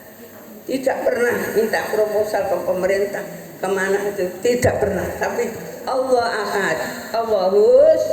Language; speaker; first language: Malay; non-native, local second language; Javanese